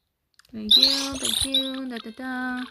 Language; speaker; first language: English; native; English